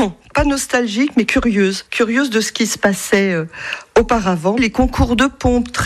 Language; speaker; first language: French; native; French